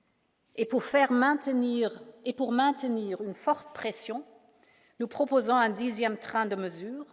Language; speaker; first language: French; non-native, fluent; German